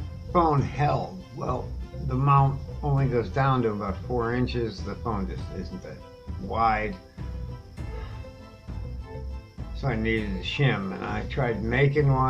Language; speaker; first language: English; native; English